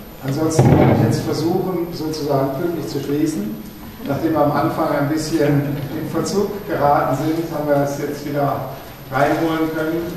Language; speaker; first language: German; native; German